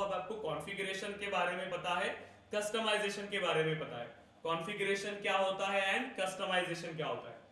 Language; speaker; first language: Hindi; native; Hindi